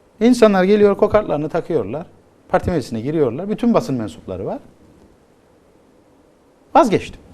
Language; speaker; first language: Turkish; native; Turkish